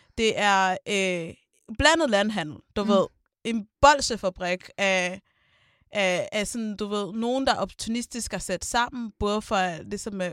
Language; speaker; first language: Danish; native; Danish